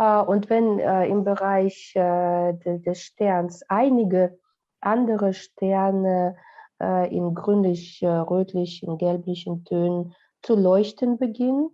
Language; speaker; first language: German; non-native, fluent; Russian